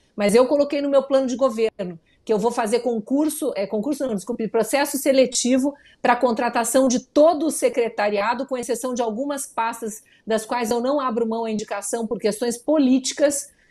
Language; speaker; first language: Portuguese; native; Portuguese